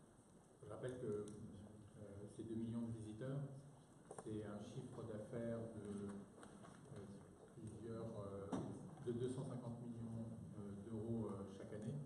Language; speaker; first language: French; native; French